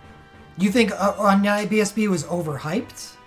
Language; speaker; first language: English; native; English